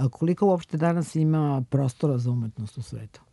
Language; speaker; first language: Serbian; native; Serbian